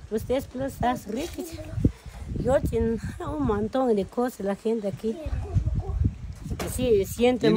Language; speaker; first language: Spanish; non-native, local second language; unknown